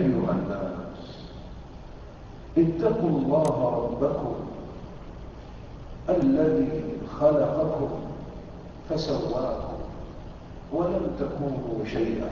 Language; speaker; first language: Arabic; native; Arabic